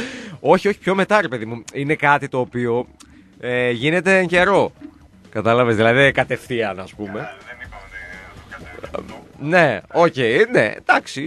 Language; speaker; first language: Greek; native; Greek